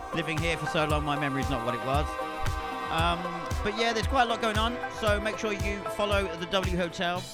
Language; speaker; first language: English; native; English